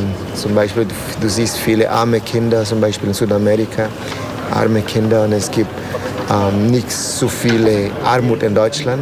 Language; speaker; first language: German; non-native, learner; Spanish